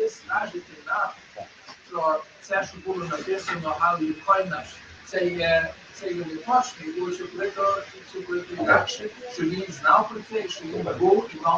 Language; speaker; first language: Ukrainian; early bilingual, heritage; English